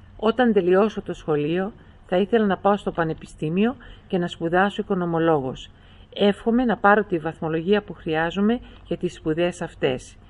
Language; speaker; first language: Greek; early bilingual, heritage; Greek